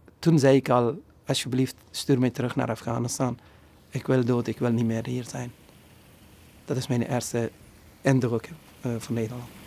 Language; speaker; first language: Dutch; non-native, fluent; Persian